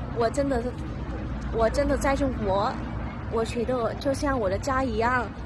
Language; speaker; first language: Chinese; non-native, learner; Vietnamese